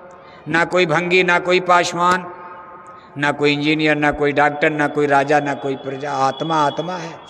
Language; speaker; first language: Hindi; native; Hindi